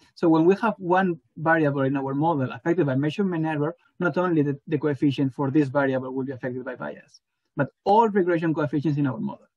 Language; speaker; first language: English; non-native, fluent; Spanish